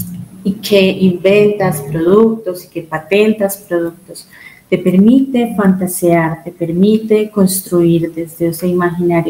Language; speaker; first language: Spanish; native; Spanish